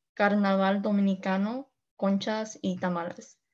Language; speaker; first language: Spanish; early bilingual, heritage; Spanish